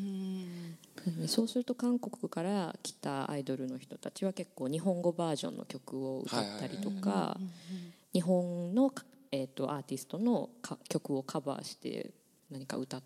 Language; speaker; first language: Japanese; native; Japanese